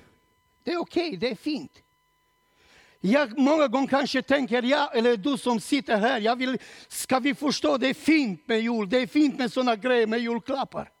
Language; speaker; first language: Swedish; non-native, learner; Romanian